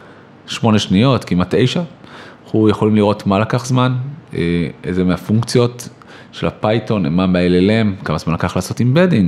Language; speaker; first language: Hebrew; native; Hebrew